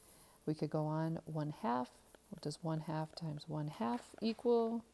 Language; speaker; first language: English; native; English